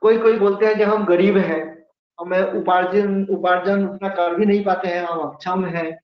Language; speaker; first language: Hindi; non-native, local second language; Bangla